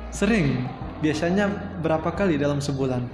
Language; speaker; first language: Indonesian; native; Indonesian